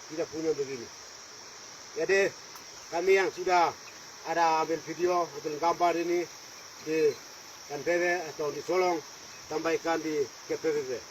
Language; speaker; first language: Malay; non-native, local second language; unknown